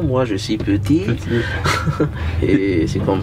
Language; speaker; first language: French; non-native, local second language; Malagasy